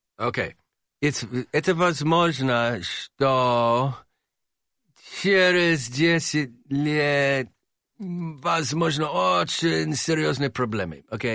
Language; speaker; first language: Russian; non-native, learner; English